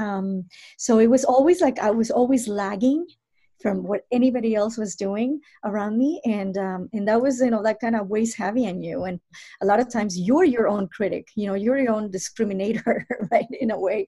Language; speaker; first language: English; non-native, fluent; Spanish